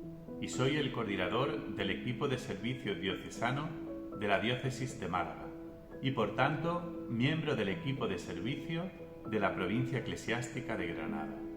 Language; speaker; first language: Spanish; native; Spanish